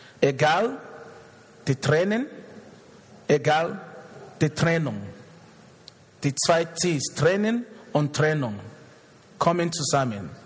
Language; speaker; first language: German; non-native, fluent; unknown